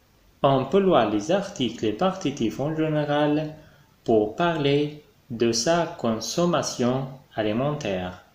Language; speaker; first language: French; non-native, fluent; Arabic